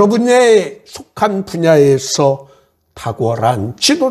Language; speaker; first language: Korean; native; Korean